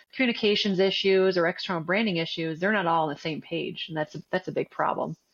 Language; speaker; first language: English; native; English